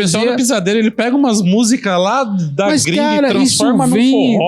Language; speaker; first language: Portuguese; native; Portuguese